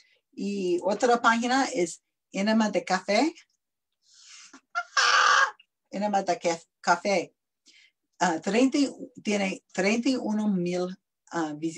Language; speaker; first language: Spanish; non-native, learner; English